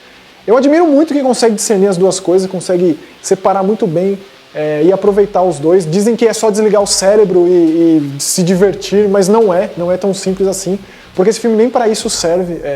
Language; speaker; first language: Portuguese; native; Portuguese